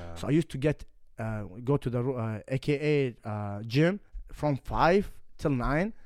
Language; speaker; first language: English; non-native, fluent; Arabic